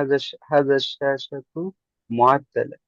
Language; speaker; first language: Arabic; non-native, learner; Bangla